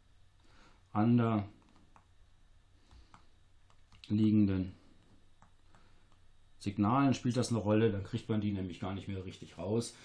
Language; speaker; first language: German; native; German